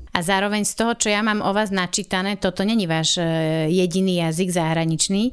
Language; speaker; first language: Slovak; native; Slovak